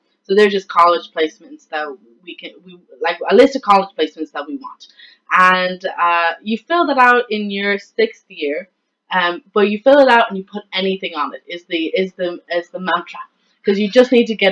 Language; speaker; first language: English; native; English